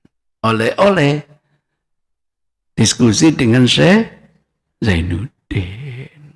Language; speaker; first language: Indonesian; non-native, local second language; Javanese